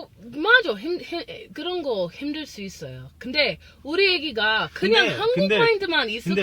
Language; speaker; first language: Korean; non-native, learner; English